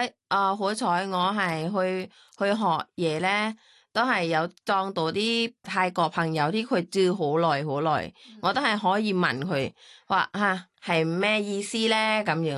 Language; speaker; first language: Cantonese; non-native, learner; Thai